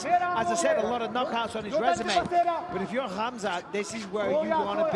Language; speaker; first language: English; native; English